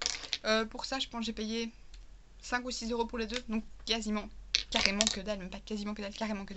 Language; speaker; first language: French; native; French